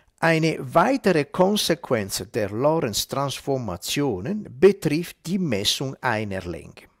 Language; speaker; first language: German; non-native, fluent; Italian